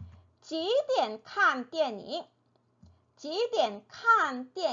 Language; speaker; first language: Chinese; non-native, fluent; Korean